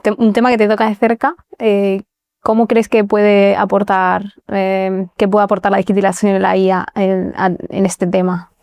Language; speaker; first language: Spanish; native; Spanish